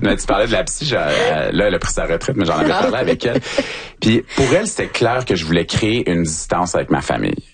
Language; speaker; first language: French; native; French